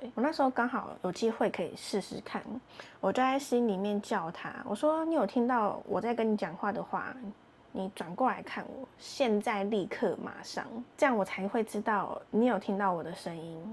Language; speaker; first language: Chinese; native; Chinese